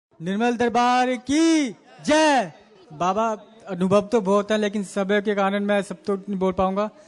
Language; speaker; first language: Hindi; native; Hindi